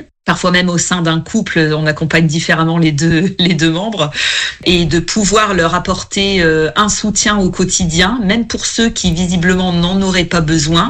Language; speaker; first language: French; native; French